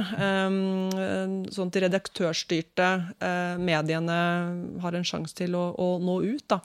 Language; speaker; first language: Norwegian; native; Norwegian